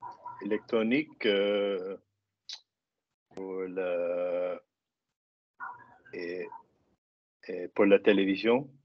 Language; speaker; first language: French; non-native, learner; English